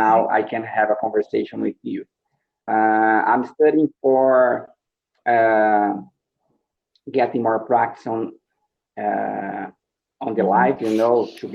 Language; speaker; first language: English; non-native, learner; Portuguese